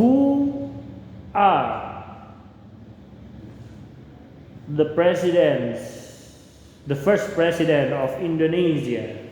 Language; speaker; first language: English; non-native, local second language; Indonesian